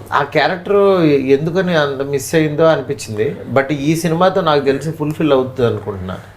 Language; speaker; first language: Telugu; native; Telugu